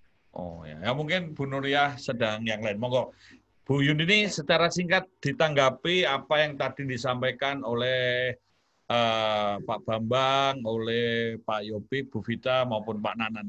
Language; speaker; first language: Indonesian; native; Indonesian